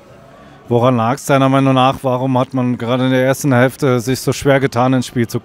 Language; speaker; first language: German; native; German